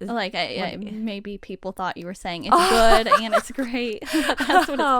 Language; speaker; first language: English; native; English